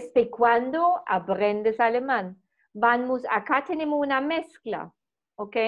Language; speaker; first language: Spanish; non-native, fluent; German